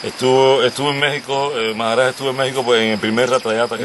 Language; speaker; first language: Spanish; native; Spanish